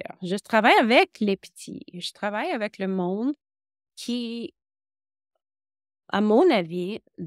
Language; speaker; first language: French; non-native, local second language; English